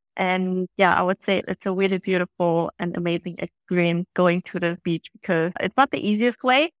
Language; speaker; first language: English; non-native, fluent; German